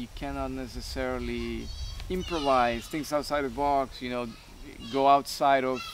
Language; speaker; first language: English; non-native, fluent; Spanish